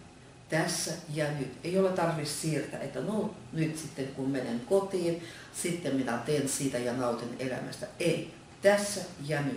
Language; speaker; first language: Finnish; non-native, fluent; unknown